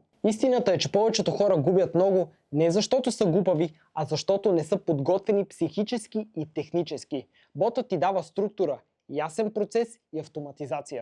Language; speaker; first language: Bulgarian; native; Bulgarian